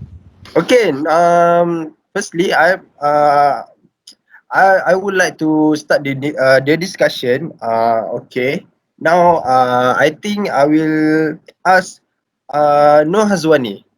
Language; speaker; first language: English; non-native, local second language; Malay